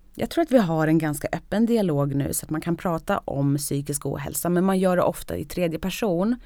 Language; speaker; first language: Swedish; native; Swedish